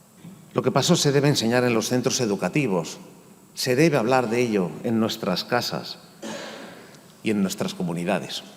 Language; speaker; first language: Spanish; native; Spanish